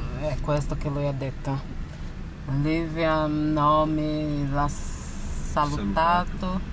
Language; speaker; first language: Italian; non-native, learner; Portuguese